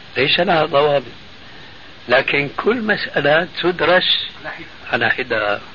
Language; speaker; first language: Arabic; early bilingual, other home language; Albanian